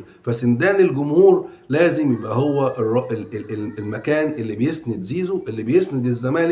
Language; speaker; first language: Arabic; native; Arabic